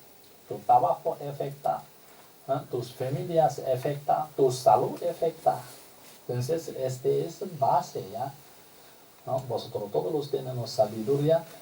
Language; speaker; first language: Spanish; non-native, learner; Tibetan